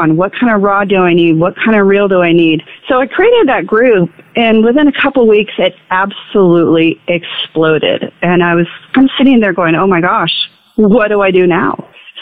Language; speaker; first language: English; native; English